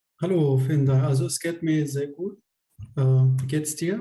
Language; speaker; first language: German; non-native, fluent; Arabic